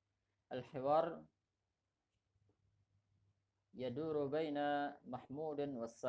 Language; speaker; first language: Arabic; non-native, fluent; Indonesian